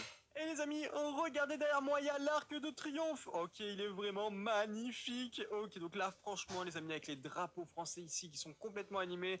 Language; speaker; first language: French; native; French